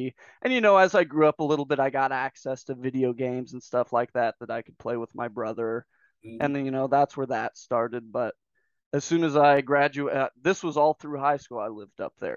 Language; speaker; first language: English; native; English